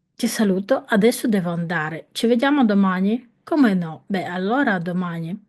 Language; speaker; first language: Italian; non-native, fluent; Ukrainian